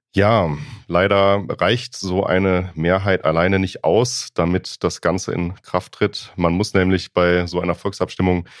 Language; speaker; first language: German; native; German